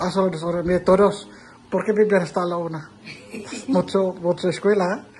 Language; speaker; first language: Spanish; non-native, learner; Filipino